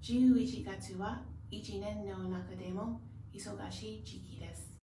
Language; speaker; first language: Japanese; non-native, learner; English